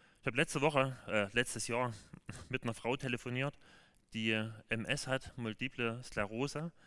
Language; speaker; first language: German; native; German